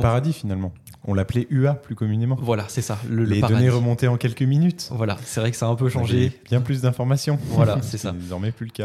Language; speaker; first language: French; native; French